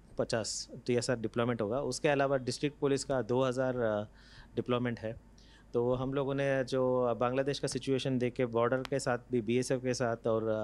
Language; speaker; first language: Hindi; non-native, local second language; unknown